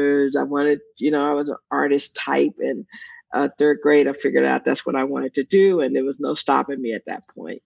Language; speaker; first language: English; native; English